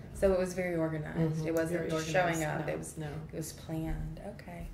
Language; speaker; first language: English; native; English